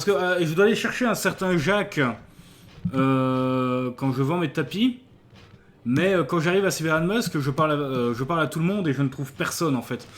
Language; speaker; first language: French; native; French